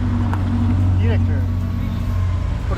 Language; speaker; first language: English; non-native, learner; Korean